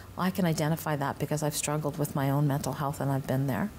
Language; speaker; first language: English; native; English